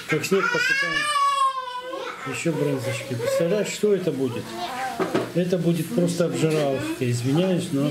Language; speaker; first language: Russian; native; Russian